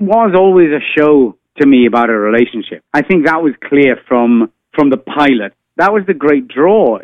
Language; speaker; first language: English; native; English